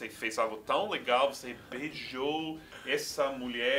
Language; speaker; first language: Portuguese; non-native, fluent; English